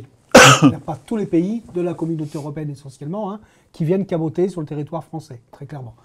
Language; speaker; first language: French; native; French